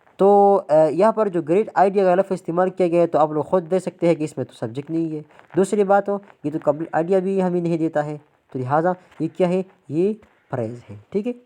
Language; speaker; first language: Urdu; non-native, local second language; Pashto